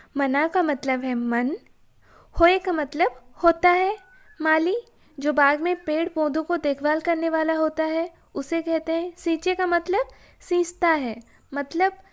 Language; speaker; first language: Hindi; non-native, local second language; Odia